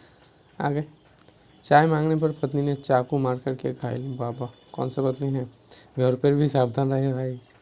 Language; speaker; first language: Hindi; non-native, local second language; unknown